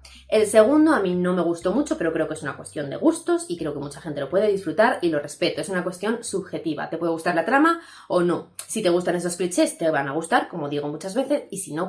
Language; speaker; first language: Spanish; native; Spanish